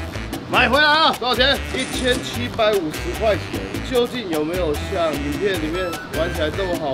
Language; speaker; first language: Chinese; native; Chinese